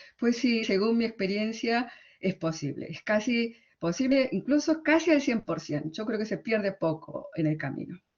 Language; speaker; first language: Spanish; early bilingual, other home language; Korean